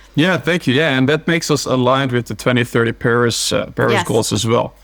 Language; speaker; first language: English; early bilingual, other home language; Dutch